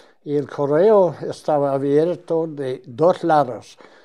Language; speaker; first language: Spanish; non-native, fluent; English